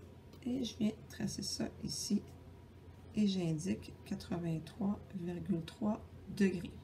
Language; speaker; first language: French; native; French